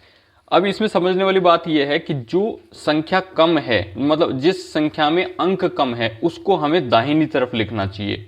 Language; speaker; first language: Hindi; native; Hindi